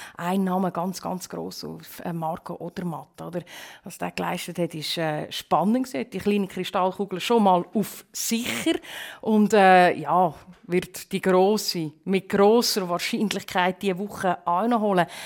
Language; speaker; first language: German; native; German